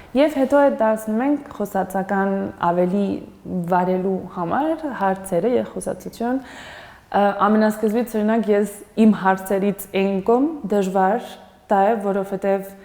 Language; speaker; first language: Armenian; non-native, fluent; Spanish